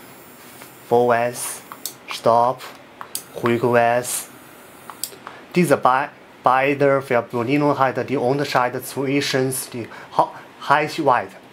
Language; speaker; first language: German; non-native, learner; Chinese